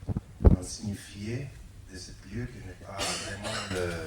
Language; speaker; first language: French; non-native, fluent; Italian